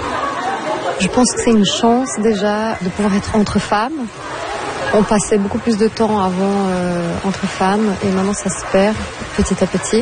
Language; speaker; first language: French; non-native, fluent; Portuguese